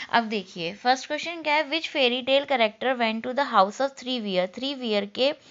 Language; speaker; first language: Hindi; native; Hindi